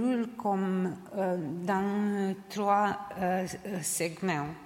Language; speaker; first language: French; non-native, learner; Serbian